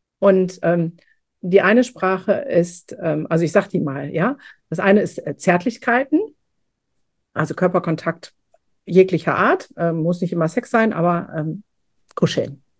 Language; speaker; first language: German; native; German